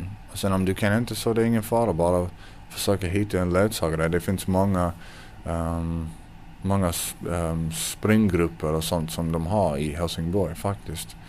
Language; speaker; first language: Swedish; non-native, fluent; English